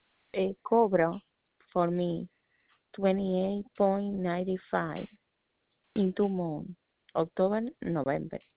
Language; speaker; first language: English; non-native, learner; Spanish